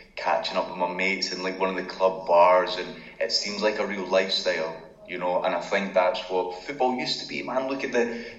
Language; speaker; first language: English; native; English